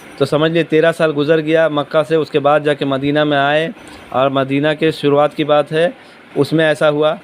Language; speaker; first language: Urdu; native; Urdu